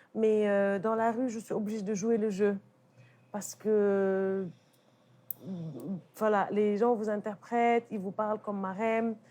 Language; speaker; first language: French; non-native, local second language; Wolof